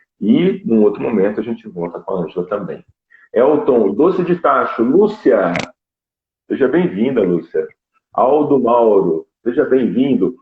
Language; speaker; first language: Portuguese; native; Portuguese